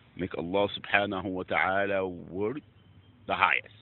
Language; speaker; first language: English; non-native, fluent; Arabic